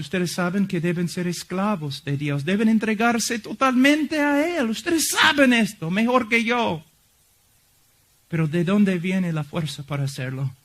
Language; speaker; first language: Spanish; non-native, fluent; English